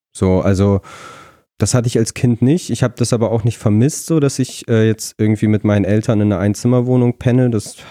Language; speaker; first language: German; early bilingual, other home language; Russian